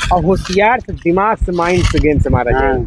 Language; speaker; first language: Hindi; non-native, local second language; Awadhi